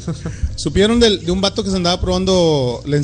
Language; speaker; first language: Spanish; native; Spanish